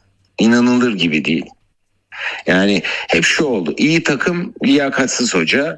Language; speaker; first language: Turkish; native; Turkish